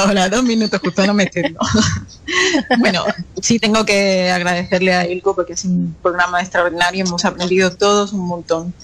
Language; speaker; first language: Spanish; native; Spanish